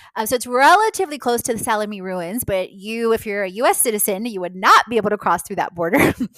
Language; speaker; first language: English; non-native, fluent; Polish